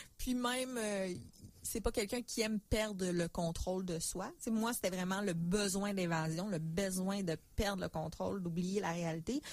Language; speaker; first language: French; native; French